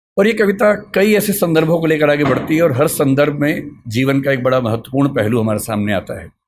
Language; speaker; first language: Hindi; native; Hindi